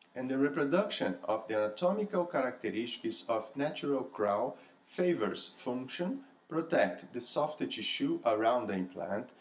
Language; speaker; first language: English; non-native, fluent; Portuguese